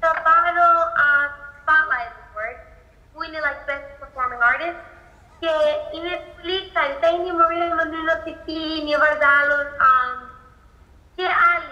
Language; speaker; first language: Greek; early bilingual, heritage; Greek